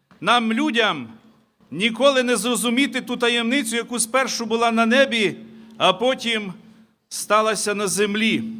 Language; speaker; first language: Ukrainian; native; Ukrainian